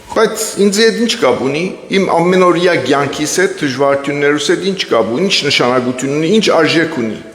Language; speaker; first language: Armenian; early bilingual, heritage; Armenian